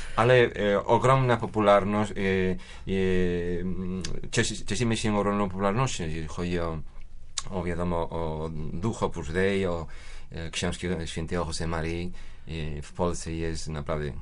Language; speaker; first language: Polish; non-native, fluent; Spanish